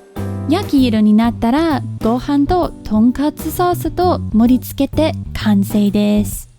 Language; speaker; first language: Japanese; non-native, learner; English